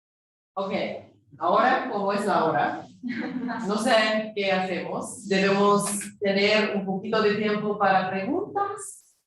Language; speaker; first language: Spanish; non-native, fluent; English